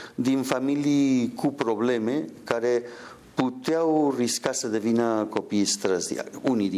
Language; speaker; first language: Romanian; non-native, fluent; Spanish